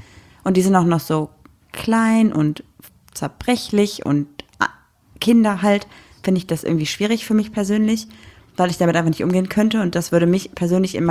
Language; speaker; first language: German; native; German